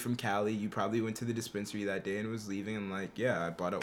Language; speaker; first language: English; native; English